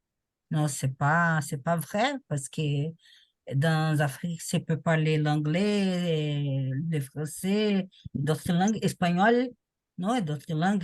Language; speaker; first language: French; non-native, learner; Portuguese